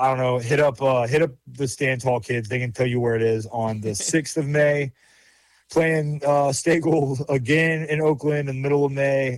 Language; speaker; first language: English; native; English